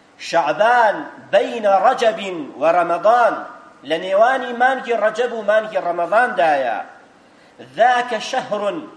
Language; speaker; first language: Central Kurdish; native; Central Kurdish